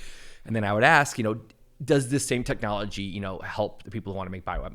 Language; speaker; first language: English; native; English